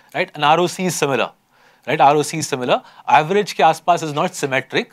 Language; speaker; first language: English; non-native, local second language; Hindi